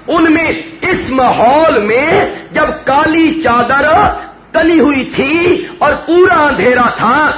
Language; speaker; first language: Urdu; non-native, local second language; Punjabi